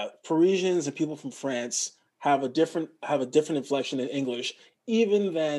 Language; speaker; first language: English; native; English